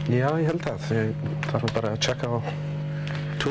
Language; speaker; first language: Icelandic; non-native, learner; English